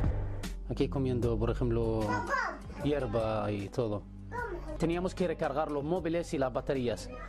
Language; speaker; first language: Spanish; non-native, fluent; Arabic